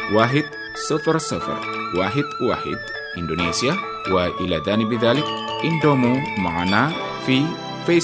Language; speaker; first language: Arabic; non-native, fluent; Indonesian